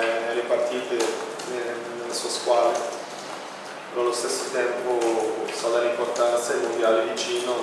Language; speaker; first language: Italian; non-native, fluent; Portuguese